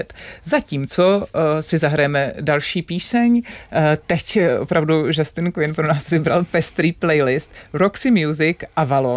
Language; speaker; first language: Czech; native; Czech